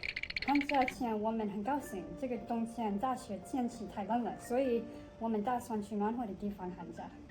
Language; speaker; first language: Chinese; non-native, learner; English